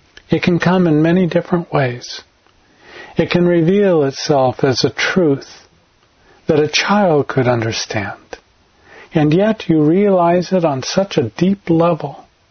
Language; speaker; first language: English; native; English